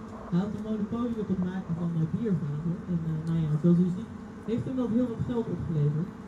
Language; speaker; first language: Dutch; native; Dutch